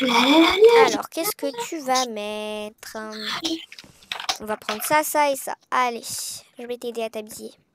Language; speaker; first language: French; native; French